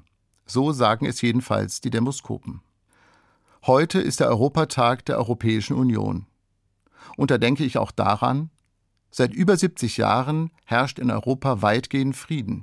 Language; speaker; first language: German; native; German